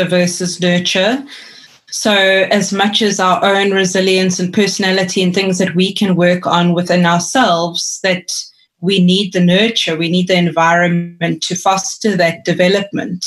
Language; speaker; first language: English; native; English